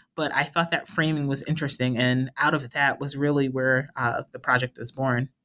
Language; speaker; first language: English; native; English